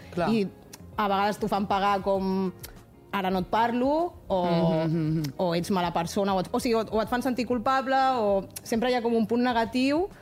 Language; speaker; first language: Catalan; non-native, local second language; Spanish